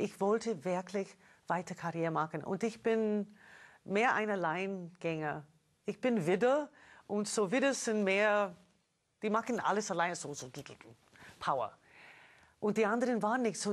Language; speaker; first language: German; non-native, fluent; English